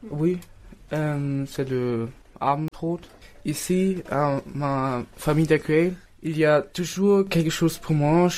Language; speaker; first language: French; non-native, learner; German